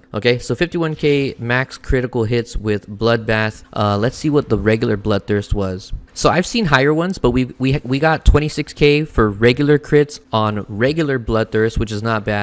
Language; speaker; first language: English; native; English